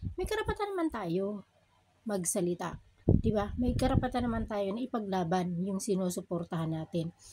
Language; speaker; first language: Filipino; native; Filipino